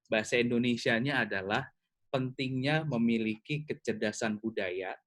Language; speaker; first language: Indonesian; native; Indonesian